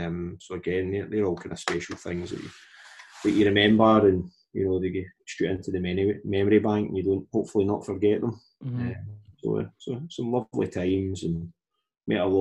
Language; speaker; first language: English; native; English